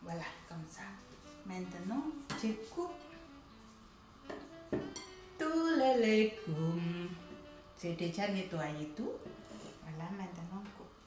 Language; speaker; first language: French; non-native, learner; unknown